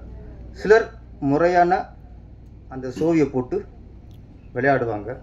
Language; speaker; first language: Tamil; native; Tamil